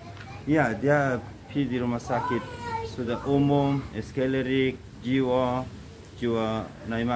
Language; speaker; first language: Indonesian; non-native, learner; Persian